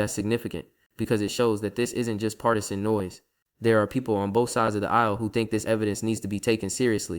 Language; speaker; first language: English; native; English